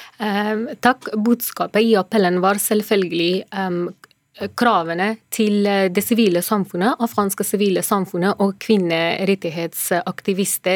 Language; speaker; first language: Norwegian; non-native, fluent; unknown